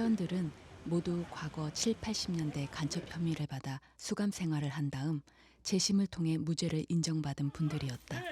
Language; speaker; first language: Korean; native; Korean